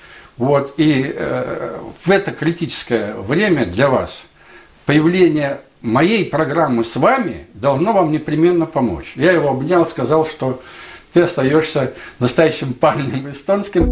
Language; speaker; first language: Russian; native; Russian